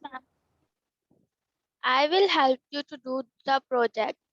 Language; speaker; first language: English; non-native, learner; Urdu